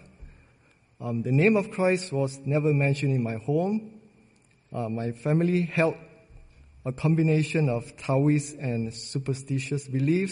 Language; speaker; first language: English; non-native, local second language; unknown